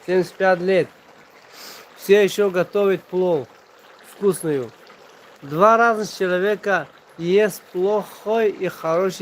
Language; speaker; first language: Russian; non-native, local second language; Tajik